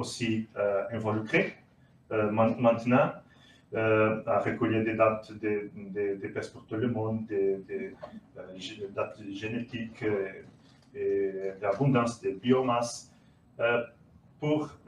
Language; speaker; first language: French; non-native, learner; Portuguese